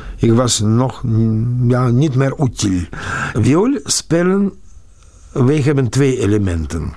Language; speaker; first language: Dutch; non-native, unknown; Russian